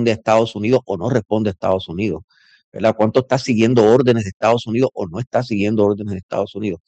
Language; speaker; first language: Spanish; native; Spanish